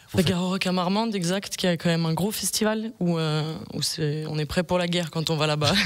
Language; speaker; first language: French; native; French